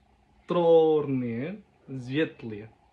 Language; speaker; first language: Russian; non-native, learner; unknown